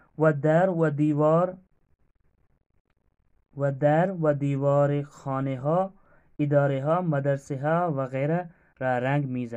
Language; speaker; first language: Persian; non-native, fluent; Urdu